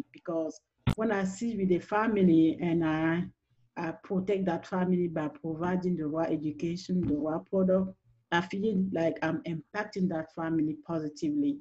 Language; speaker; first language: English; non-native, local second language; French